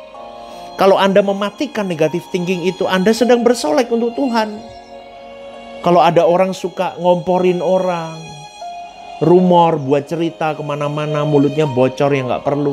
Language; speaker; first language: Indonesian; native; Indonesian